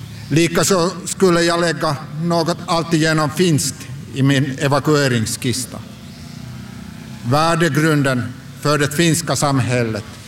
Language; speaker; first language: Swedish; non-native, local second language; Finnish